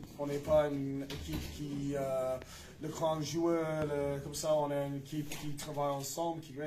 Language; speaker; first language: French; non-native, learner; English